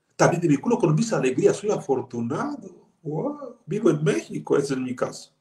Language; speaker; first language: Spanish; non-native, fluent; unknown